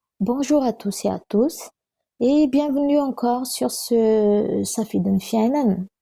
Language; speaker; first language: French; non-native, local second language; Malagasy